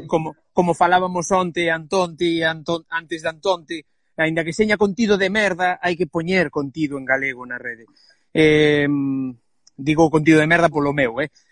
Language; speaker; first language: Galician; non-native, local second language; Spanish